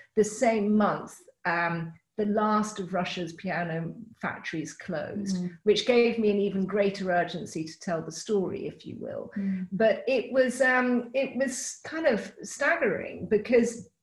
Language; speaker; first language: English; native; English